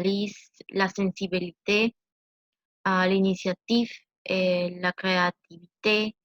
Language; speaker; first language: French; non-native, learner; Spanish